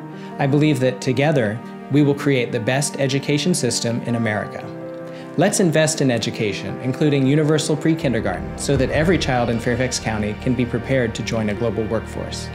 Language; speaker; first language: English; native; English